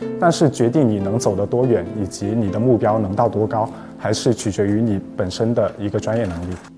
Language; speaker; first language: Chinese; native; Chinese